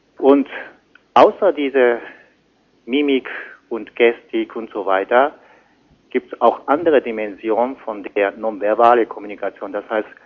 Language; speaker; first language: German; non-native, fluent; Japanese